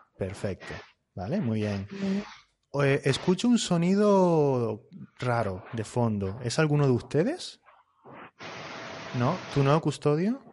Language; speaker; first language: Spanish; native; Spanish